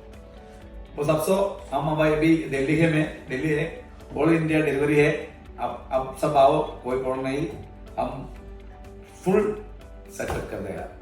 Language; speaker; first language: Hindi; non-native, local second language; Malayalam